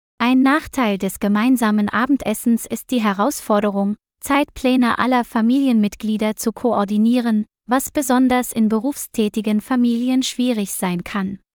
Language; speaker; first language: German; non-native, learner; Vietnamese